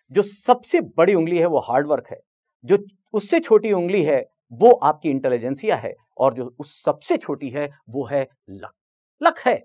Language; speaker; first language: Hindi; native; Hindi